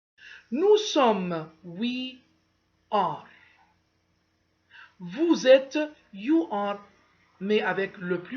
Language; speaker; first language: French; non-native, fluent; Arabic